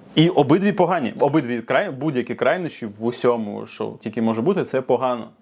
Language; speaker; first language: Ukrainian; non-native, local second language; Russian